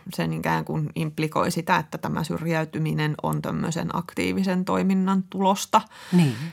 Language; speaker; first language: Finnish; native; Finnish